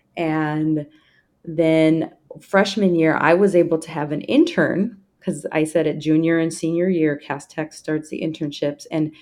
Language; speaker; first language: English; native; English